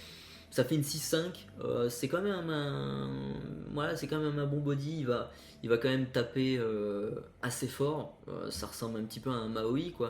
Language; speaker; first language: French; native; French